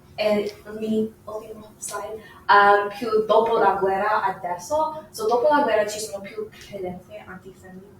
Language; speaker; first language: Italian; non-native, learner; English